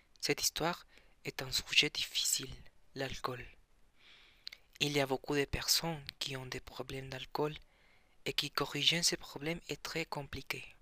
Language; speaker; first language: French; non-native, learner; Spanish